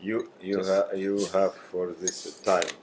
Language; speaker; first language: English; non-native, learner; Russian